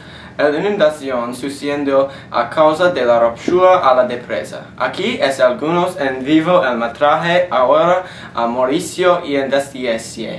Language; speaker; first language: Spanish; non-native, learner; English